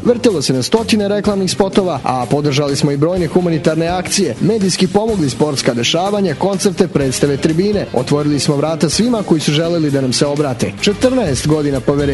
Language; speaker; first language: Serbian; native; Serbian